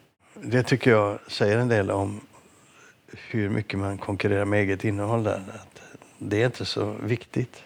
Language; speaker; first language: Swedish; native; Swedish